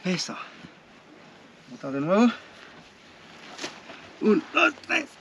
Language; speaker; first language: Spanish; non-native, learner; French